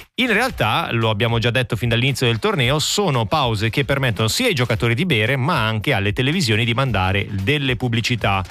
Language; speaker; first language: Italian; native; Italian